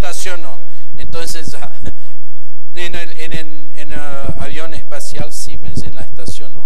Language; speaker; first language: Spanish; non-native, fluent; Portuguese